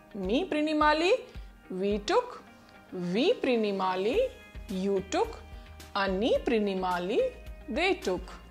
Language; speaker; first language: English; non-native, local second language; Hindi